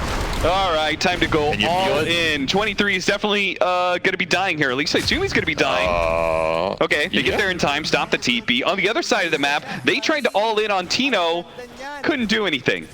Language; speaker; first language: English; native; English